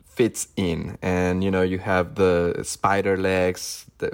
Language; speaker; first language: English; non-native, fluent; Spanish